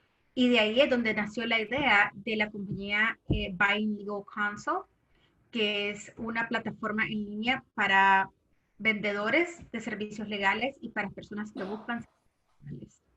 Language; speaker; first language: Spanish; early bilingual, heritage; Spanish